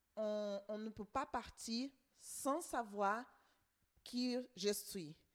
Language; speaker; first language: French; non-native, fluent; Portuguese